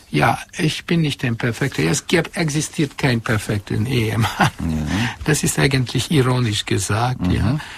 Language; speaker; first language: German; non-native, fluent; Hungarian